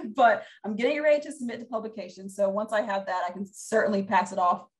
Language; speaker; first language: English; native; English